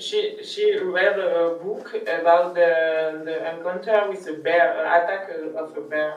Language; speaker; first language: English; non-native, learner; French